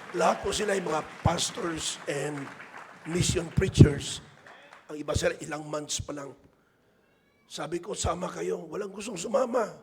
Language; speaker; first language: Filipino; non-native, local second language; Hiligaynon